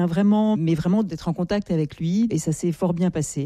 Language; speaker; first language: French; native; French